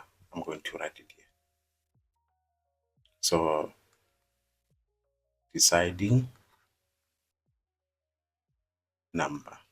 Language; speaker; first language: English; non-native, local second language; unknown